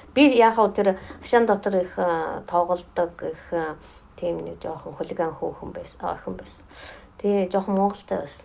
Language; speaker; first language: Mongolian; non-native, fluent; Russian